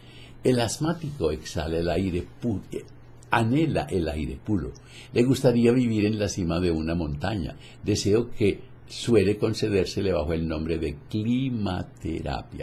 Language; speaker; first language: Spanish; native; Spanish